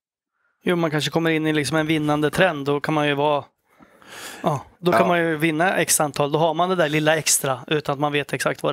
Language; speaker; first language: Swedish; native; Swedish